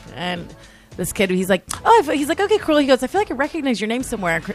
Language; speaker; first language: English; native; English